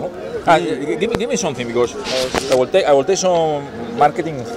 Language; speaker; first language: English; non-native, learner; Spanish